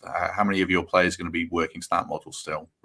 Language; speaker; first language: English; native; English